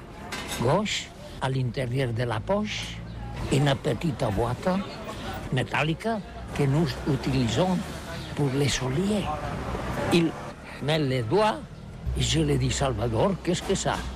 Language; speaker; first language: French; non-native, learner; Catalan